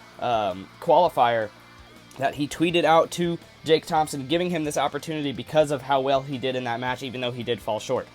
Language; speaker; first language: English; native; English